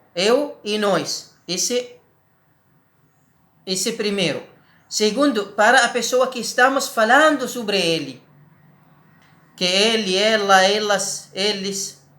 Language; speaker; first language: Portuguese; non-native, learner; Arabic